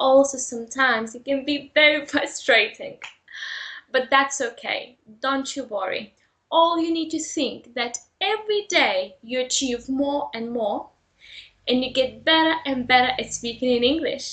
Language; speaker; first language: English; non-native, fluent; Lithuanian